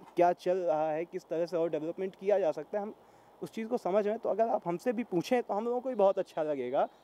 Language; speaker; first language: Hindi; native; Hindi